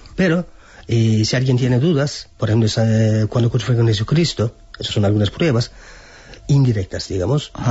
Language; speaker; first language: Spanish; non-native, fluent; Turkish